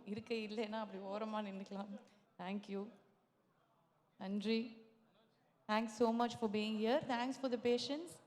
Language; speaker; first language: Tamil; native; Tamil